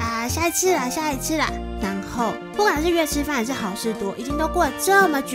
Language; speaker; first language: Chinese; native; Chinese